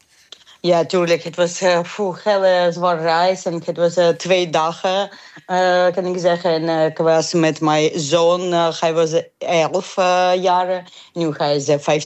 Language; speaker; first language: Dutch; non-native, learner; Ukrainian